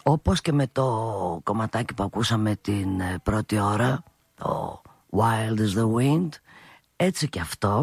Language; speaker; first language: Greek; native; Greek